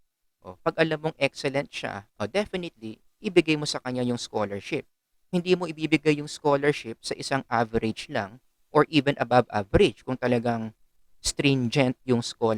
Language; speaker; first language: Filipino; native; Filipino